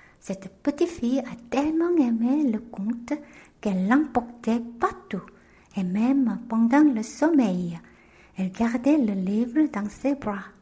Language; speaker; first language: French; non-native, fluent; Korean